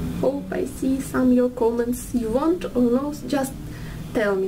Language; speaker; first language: English; non-native, learner; Russian